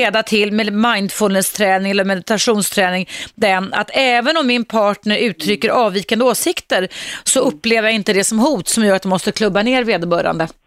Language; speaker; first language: Swedish; native; Swedish